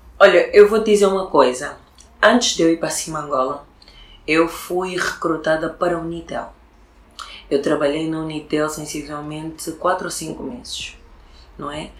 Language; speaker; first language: Portuguese; early bilingual, other home language; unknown